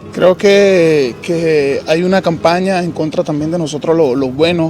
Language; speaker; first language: Spanish; native; Spanish